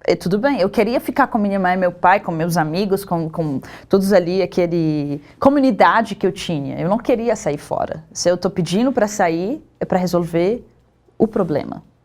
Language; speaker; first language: Portuguese; non-native, fluent; Arabic